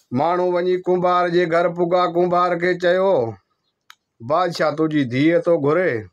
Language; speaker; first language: Sindhi; non-native, local second language; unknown